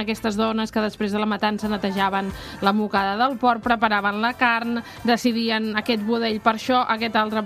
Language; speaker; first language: Catalan; native; Catalan